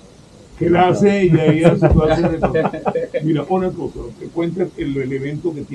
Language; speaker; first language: Spanish; native; Spanish